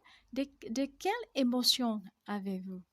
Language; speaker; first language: French; non-native, fluent; English